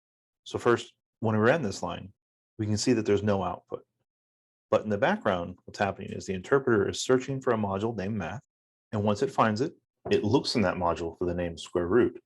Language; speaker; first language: English; native; English